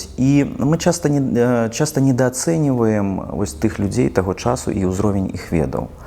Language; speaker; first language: Belarusian; non-native, local second language; Russian